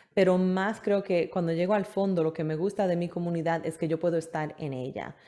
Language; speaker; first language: Spanish; early bilingual, heritage; Spanish